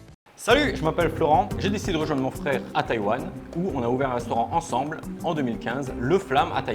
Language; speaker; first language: French; native; French